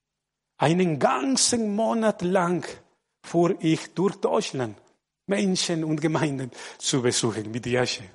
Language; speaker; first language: German; non-native, fluent; Spanish